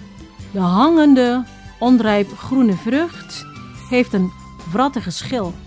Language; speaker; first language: Dutch; non-native, fluent; Indonesian